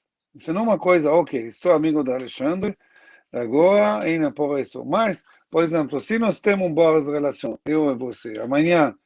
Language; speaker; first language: Portuguese; non-native, learner; Hebrew